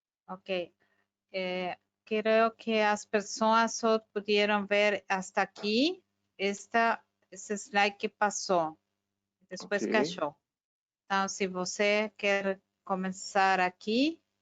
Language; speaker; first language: Portuguese; non-native, fluent; Spanish